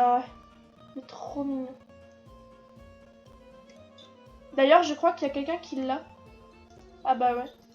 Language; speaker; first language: French; native; French